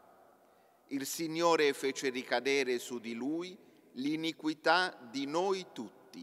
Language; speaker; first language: Italian; native; Italian